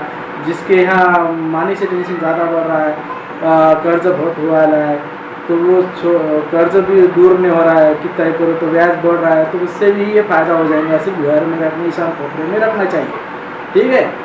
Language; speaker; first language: Hindi; non-native, local second language; Marathi